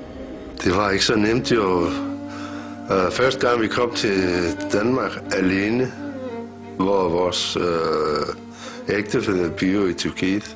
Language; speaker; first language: Danish; non-native, fluent; Turkish